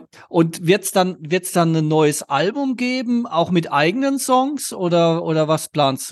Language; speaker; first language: German; native; German